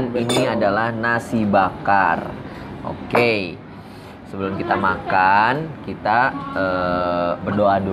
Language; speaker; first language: Indonesian; native; Indonesian